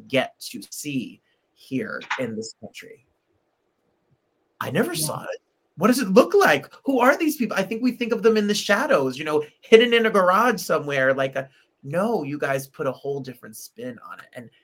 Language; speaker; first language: English; native; English